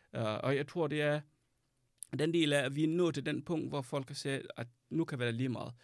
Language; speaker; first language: Danish; non-native, fluent; Arabic